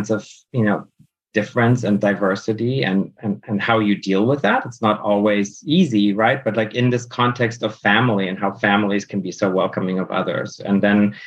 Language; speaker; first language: English; non-native, fluent; German